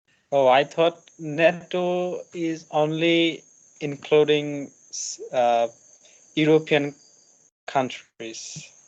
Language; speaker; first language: English; non-native, learner; Bangla